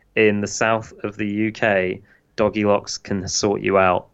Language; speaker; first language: English; native; English